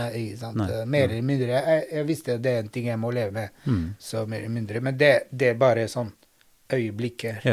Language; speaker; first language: Norwegian; non-native, fluent; Bulgarian